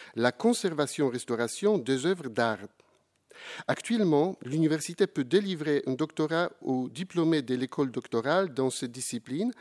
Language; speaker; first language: French; non-native, fluent; Polish